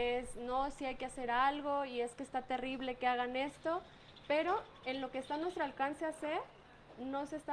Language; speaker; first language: Spanish; native; Spanish